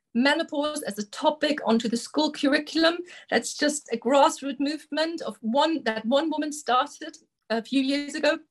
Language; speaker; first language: English; non-native, fluent; German